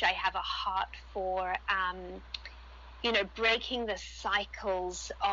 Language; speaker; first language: English; native; English